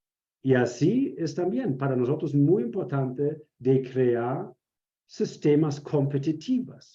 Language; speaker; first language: Spanish; non-native, fluent; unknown